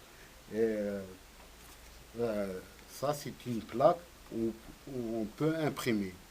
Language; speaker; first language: French; non-native, local second language; Arabic